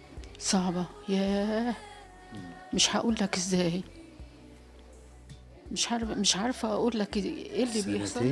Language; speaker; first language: Arabic; native; Arabic